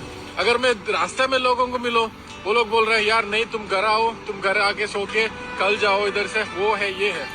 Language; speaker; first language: Hindi; non-native, local second language; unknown